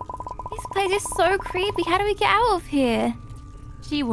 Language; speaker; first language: English; native; English